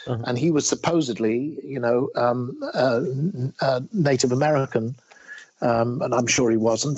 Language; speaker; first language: English; native; English